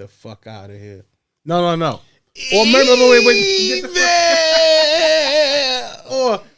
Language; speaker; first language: English; native; English